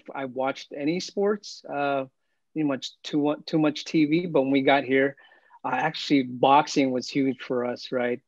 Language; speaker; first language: English; early bilingual, other home language; Filipino